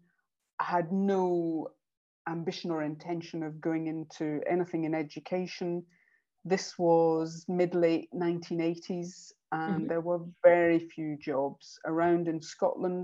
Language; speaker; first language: English; native; English